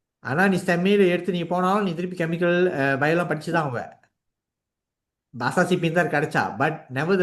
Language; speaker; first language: Tamil; native; Tamil